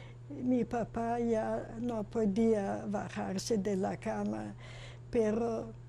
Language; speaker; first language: Spanish; non-native, fluent; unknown